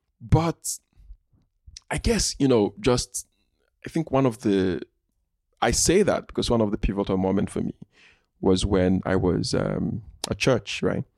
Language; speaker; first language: English; non-native, local second language; Igbo